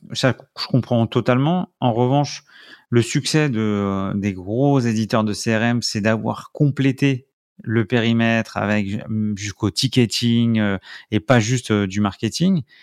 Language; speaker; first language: French; native; French